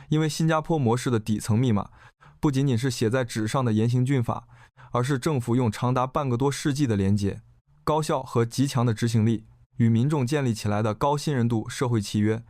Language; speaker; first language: Chinese; native; Chinese